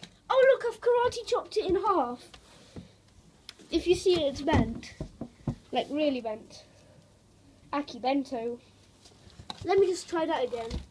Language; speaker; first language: English; early bilingual, other home language; Polish